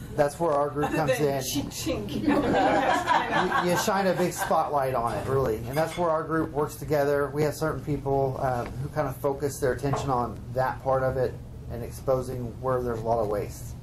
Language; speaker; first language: English; native; English